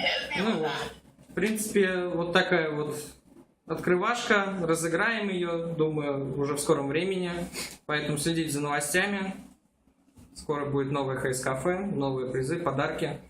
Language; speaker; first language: Russian; native; Russian